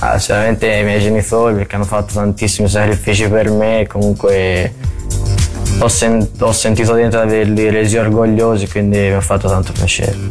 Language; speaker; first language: Italian; native; Italian